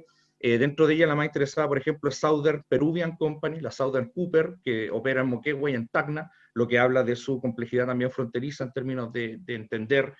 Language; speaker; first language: Spanish; native; Spanish